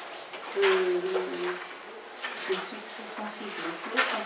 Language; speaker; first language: French; non-native, local second language; Malagasy